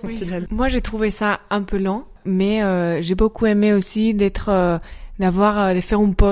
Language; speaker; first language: French; non-native, fluent; Spanish